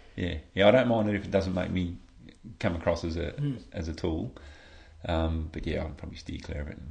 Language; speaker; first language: English; native; English